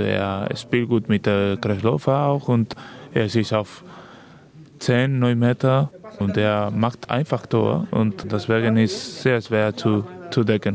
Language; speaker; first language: German; non-native, learner; Spanish